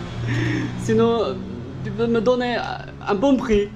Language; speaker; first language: French; non-native, learner; Chinese